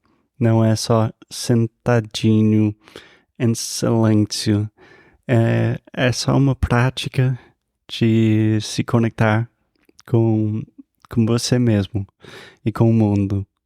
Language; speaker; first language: Portuguese; non-native, fluent; English